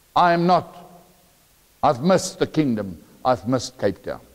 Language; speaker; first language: English; non-native, local second language; Afrikaans